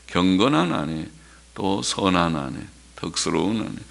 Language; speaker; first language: Korean; native; Korean